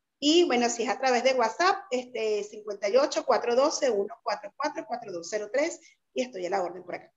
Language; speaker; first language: Spanish; native; Spanish